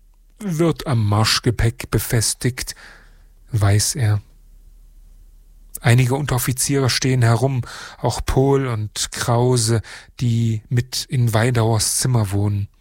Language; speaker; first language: German; native; German